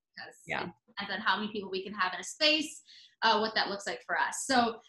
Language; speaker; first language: English; native; English